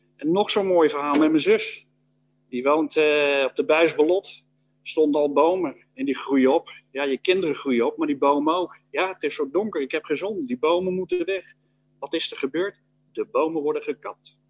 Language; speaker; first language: Dutch; native; Dutch